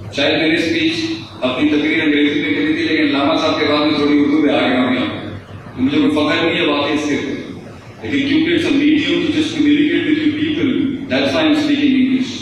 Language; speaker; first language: Urdu; native; Urdu